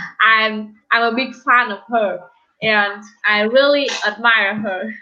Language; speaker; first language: English; non-native, learner; Vietnamese